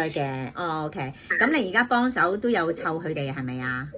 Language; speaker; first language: Cantonese; native; Cantonese